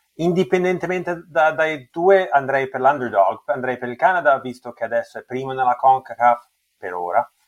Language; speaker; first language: Italian; early bilingual, heritage; Italian